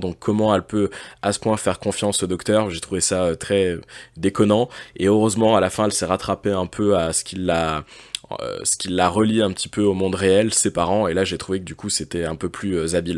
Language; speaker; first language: French; native; French